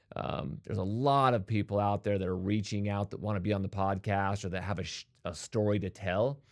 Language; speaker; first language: English; native; English